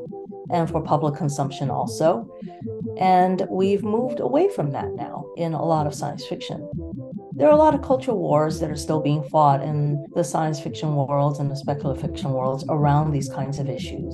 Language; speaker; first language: English; early bilingual, other home language; Chinese